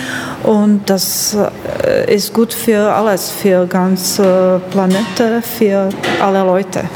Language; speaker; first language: German; non-native, learner; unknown